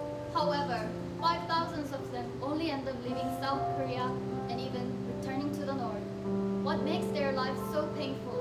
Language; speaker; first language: English; non-native, learner; Korean